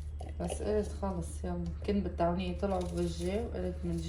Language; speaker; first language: Arabic; native; Arabic